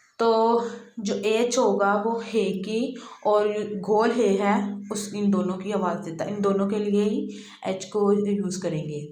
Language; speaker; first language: Urdu; native; Urdu